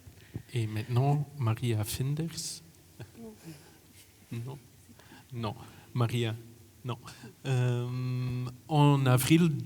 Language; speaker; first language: French; non-native, fluent; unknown